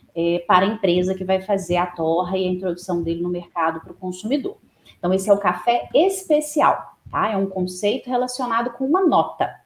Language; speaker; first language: Portuguese; native; Portuguese